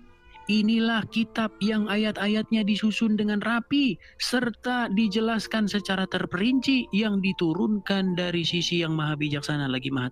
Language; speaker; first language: Indonesian; native; Indonesian